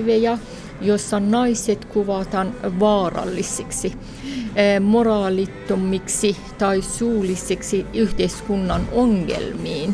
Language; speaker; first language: Finnish; non-native, fluent; Persian